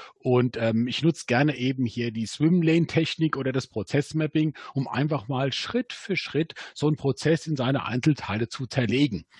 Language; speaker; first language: German; native; German